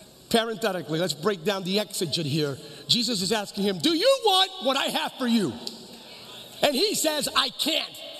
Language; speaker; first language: English; early bilingual, other home language; Spanish